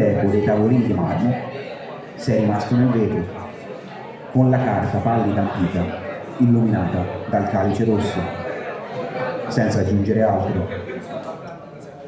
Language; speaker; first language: Italian; native; Italian